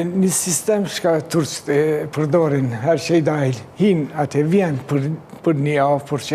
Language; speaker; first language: Albanian; early bilingual, heritage; Turkish